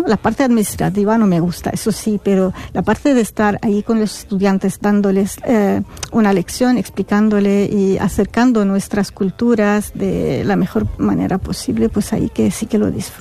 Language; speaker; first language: Spanish; non-native, fluent; Arabic